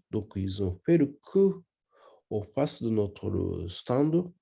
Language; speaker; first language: French; non-native, learner; Japanese